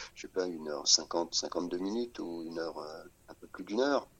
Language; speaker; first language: French; native; French